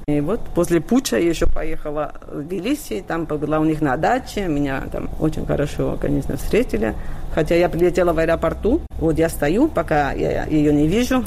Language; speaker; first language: Russian; non-native, fluent; Catalan